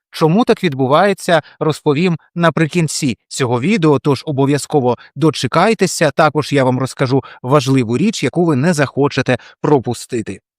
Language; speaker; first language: Ukrainian; non-native, local second language; Russian